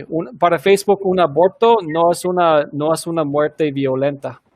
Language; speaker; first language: Spanish; early bilingual, heritage; Spanish